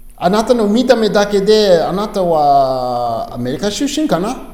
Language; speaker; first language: Japanese; non-native, learner; English